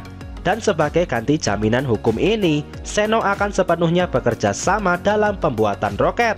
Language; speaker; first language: Indonesian; native; Indonesian